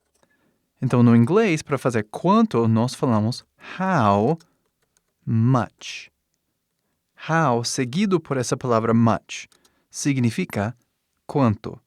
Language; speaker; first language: Portuguese; non-native, fluent; English